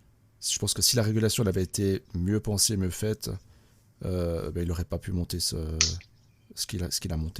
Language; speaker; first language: French; native; French